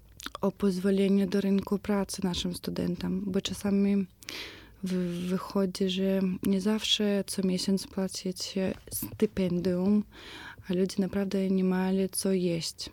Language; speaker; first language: Polish; non-native, fluent; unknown